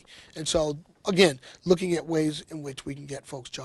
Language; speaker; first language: English; native; English